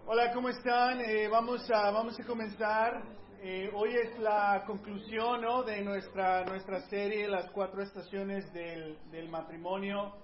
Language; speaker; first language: Spanish; early bilingual, heritage; Spanish